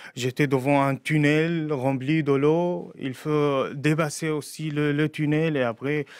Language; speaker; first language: French; non-native, fluent; Arabic